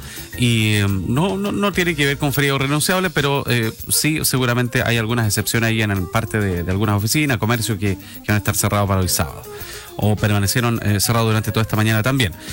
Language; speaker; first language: Spanish; native; Spanish